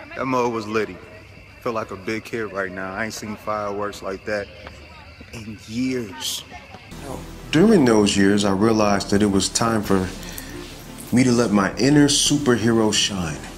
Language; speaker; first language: English; native; English